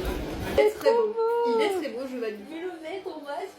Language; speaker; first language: French; native; French